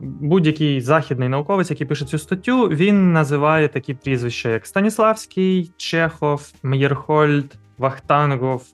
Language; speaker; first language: Ukrainian; native; Ukrainian